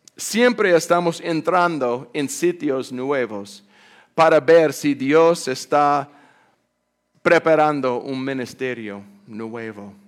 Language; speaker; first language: Spanish; non-native, fluent; English